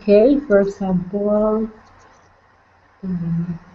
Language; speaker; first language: English; non-native, learner; Spanish